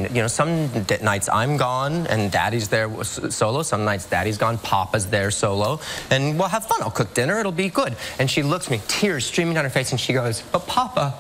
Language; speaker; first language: English; native; English